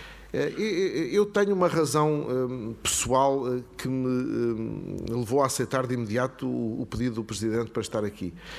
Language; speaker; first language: Portuguese; native; Portuguese